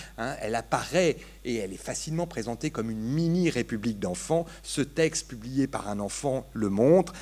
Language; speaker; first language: French; native; French